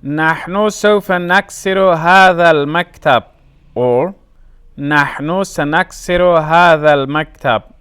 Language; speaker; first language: Arabic; non-native, fluent; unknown